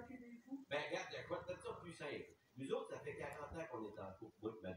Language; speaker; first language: French; native; French